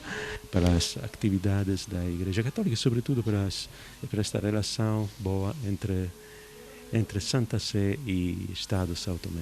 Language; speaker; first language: Portuguese; non-native, fluent; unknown